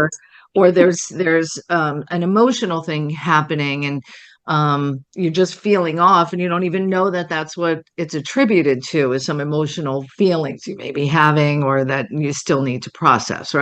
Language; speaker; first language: English; native; English